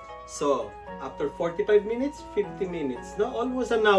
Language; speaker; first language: English; non-native, local second language; Filipino